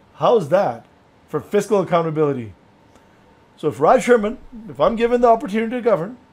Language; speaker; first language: English; native; English